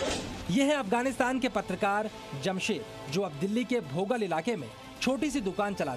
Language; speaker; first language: Hindi; native; Hindi